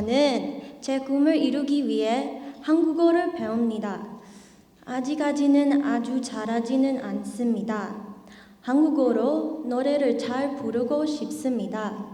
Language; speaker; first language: Korean; non-native, learner; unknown